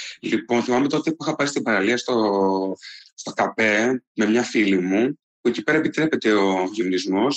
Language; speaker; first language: Greek; native; Greek